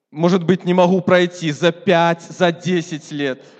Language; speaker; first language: Polish; non-native, learner; Russian